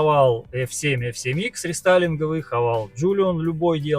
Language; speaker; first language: Russian; native; Russian